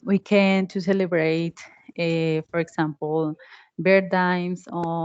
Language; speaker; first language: English; non-native, learner; Spanish